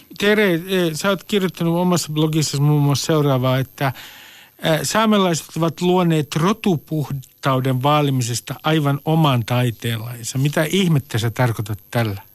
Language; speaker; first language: Finnish; native; Finnish